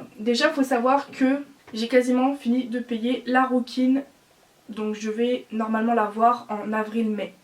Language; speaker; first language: French; native; French